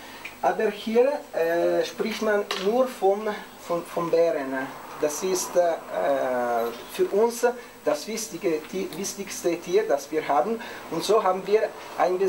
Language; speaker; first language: German; non-native, learner; Italian